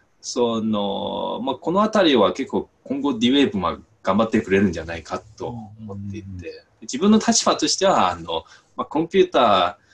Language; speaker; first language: Japanese; non-native, fluent; Chinese